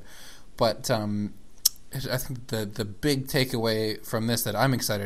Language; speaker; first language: English; native; English